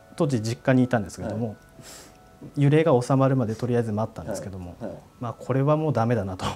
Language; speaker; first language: Japanese; native; Japanese